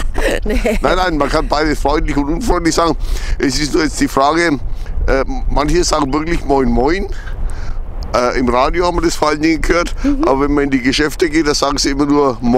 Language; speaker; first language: German; native; German